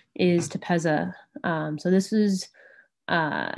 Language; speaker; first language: English; native; English